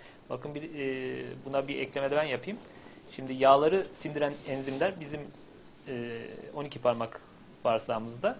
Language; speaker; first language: Turkish; native; Turkish